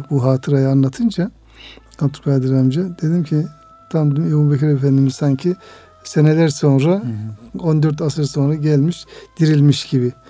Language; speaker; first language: Turkish; native; Turkish